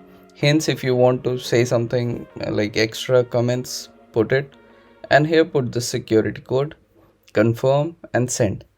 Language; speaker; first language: English; non-native, local second language; Hindi